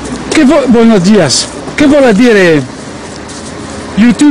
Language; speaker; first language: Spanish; non-native, learner; French